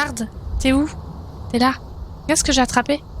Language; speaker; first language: French; native; French